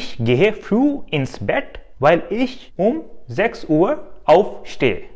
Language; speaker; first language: German; non-native, fluent; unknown